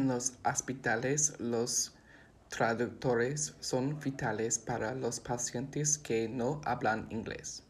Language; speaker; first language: Spanish; non-native, learner; English